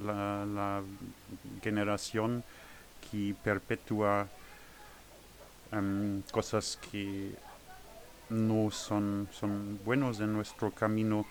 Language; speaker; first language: Spanish; non-native, learner; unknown